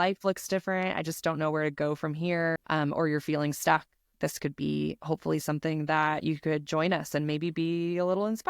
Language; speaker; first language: English; native; English